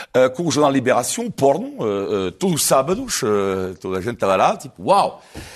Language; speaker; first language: Portuguese; non-native, fluent; French